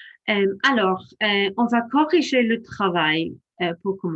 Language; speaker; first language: French; non-native, fluent; English